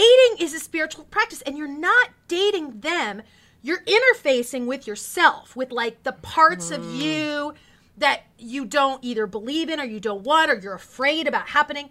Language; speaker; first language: English; native; English